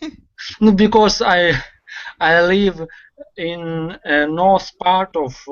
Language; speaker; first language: English; non-native, learner; Russian